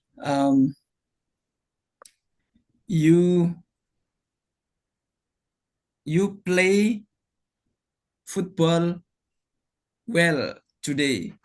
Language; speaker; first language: English; non-native, fluent; Indonesian